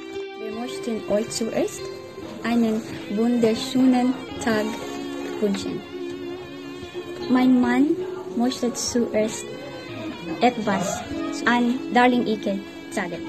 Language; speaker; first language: German; non-native, fluent; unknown